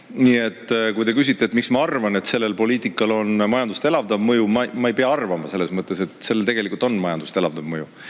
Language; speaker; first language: Estonian; native; Estonian